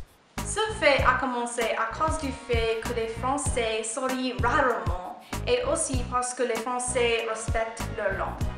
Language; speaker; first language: French; non-native, learner; English